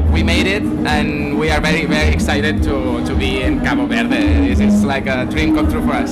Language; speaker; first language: English; non-native, fluent; Spanish